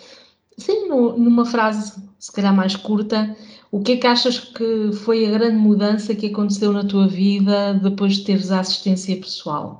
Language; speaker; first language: Portuguese; native; Portuguese